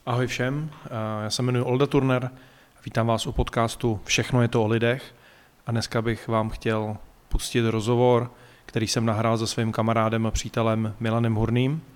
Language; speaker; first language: Czech; native; Czech